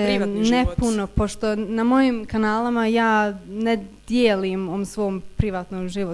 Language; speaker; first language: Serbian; early bilingual, heritage; Bosnian